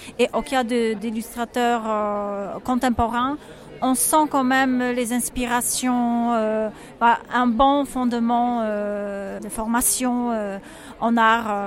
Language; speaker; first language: French; non-native, fluent; Polish